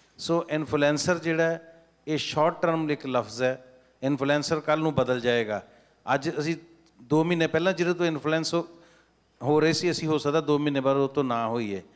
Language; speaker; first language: Punjabi; native; Punjabi